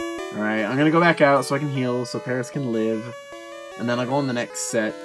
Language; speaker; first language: English; native; English